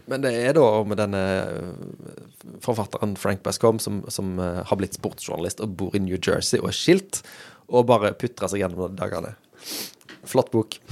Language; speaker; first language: Norwegian; native; Norwegian